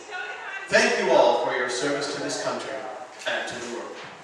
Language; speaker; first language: English; native; English